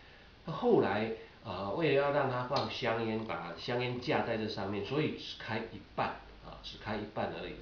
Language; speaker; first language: Chinese; native; Chinese